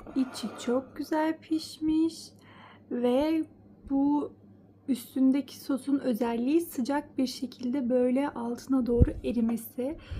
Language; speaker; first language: Turkish; early bilingual, heritage; Turkish